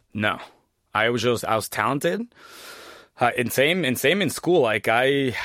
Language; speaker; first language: English; early bilingual, other home language; Spanish